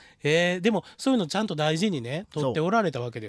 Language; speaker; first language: Japanese; native; Japanese